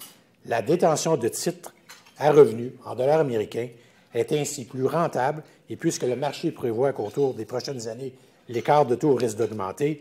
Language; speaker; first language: French; native; French